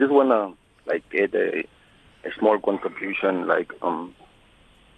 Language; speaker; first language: English; non-native, local second language; Afrikaans